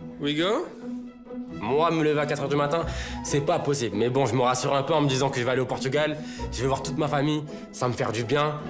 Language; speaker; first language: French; early bilingual, other home language; Portuguese